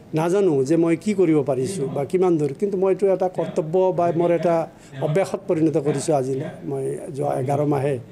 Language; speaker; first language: Assamese; non-native, local second language; Nepali